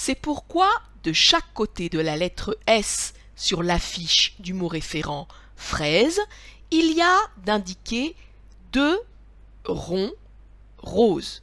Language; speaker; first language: French; native; French